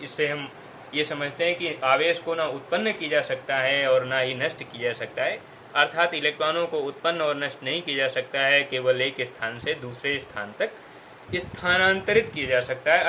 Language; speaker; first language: Hindi; native; Hindi